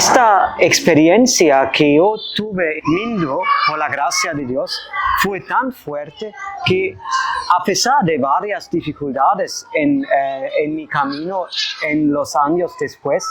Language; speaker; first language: Spanish; non-native, fluent; German